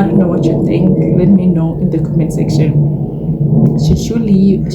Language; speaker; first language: English; non-native, local second language; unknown